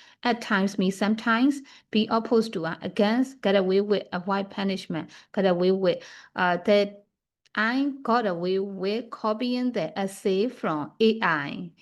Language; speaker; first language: English; non-native, fluent; Burmese